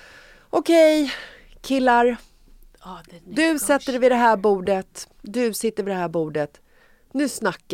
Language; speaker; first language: Swedish; native; Swedish